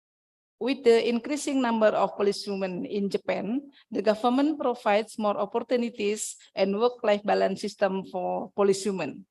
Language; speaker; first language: English; non-native, fluent; Indonesian